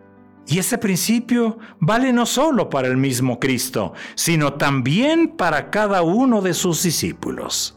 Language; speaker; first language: Spanish; native; Spanish